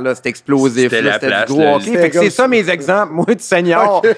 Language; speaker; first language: French; native; French